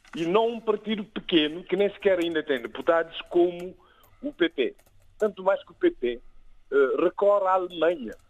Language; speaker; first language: Portuguese; non-native, local second language; Kabuverdianu